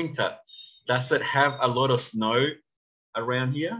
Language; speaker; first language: English; non-native, learner; Spanish